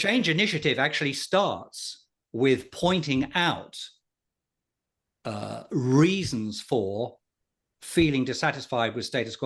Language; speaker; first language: English; native; English